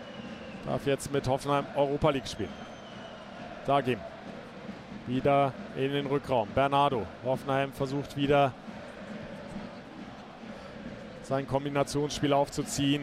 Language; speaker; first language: German; native; German